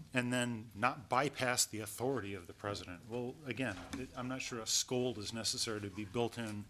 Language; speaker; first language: English; native; English